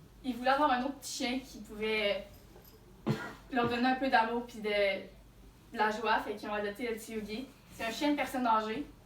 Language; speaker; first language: French; native; French